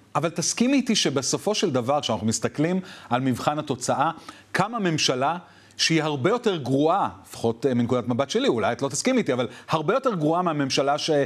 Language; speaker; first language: Hebrew; native; Hebrew